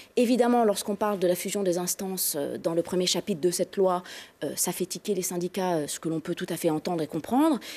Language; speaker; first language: French; native; French